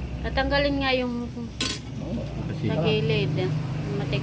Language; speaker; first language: Filipino; native; Filipino